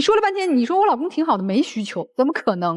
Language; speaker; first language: Chinese; native; Chinese